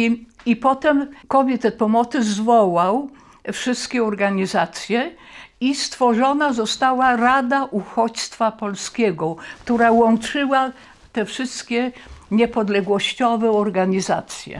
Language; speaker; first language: Polish; early bilingual, heritage; Polish